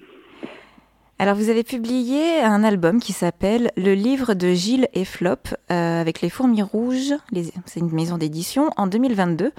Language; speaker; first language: French; native; French